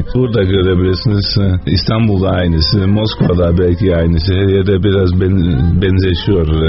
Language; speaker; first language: Turkish; non-native, fluent; Dutch